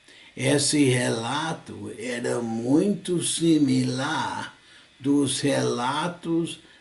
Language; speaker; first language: Portuguese; non-native, fluent; English